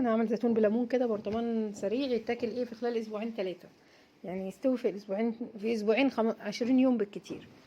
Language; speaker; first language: Arabic; native; Arabic